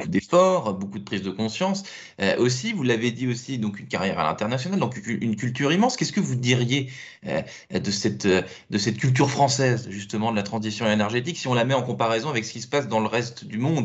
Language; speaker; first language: French; native; French